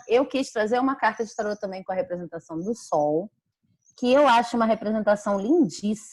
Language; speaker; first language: Portuguese; native; Portuguese